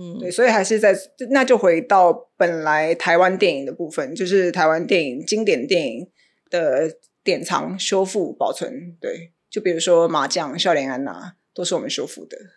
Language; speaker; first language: Chinese; native; Chinese